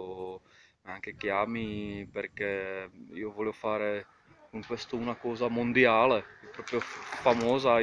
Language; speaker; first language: Italian; non-native, fluent; Czech